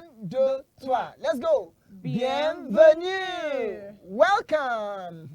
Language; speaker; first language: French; non-native, learner; Yoruba